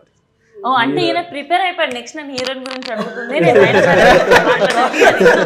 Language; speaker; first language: Telugu; native; Telugu